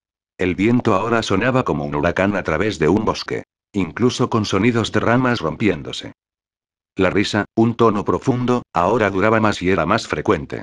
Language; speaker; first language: Spanish; native; Spanish